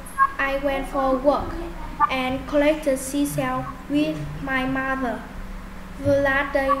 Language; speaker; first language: English; non-native, learner; Vietnamese